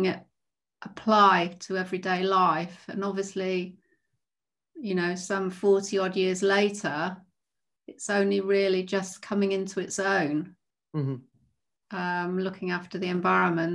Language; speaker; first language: English; native; English